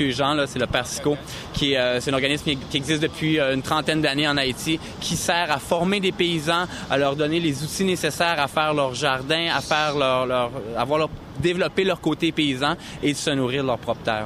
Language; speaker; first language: French; native; French